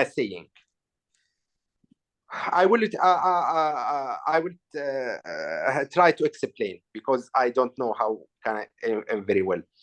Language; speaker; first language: English; non-native, learner; Arabic